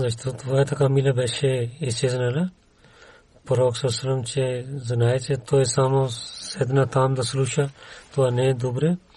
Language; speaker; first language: Bulgarian; non-native, learner; Urdu